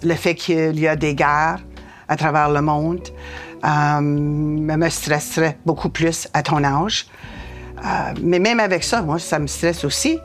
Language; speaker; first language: French; native; French